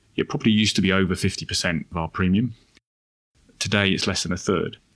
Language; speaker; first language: English; native; English